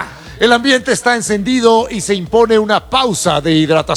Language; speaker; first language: Spanish; native; Spanish